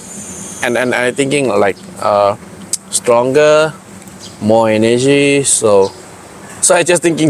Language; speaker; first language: English; non-native, learner; Thai